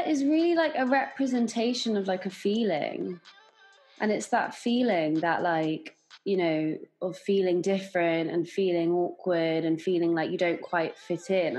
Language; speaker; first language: English; native; English